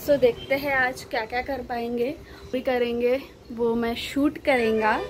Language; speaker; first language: Hindi; non-native, local second language; Marathi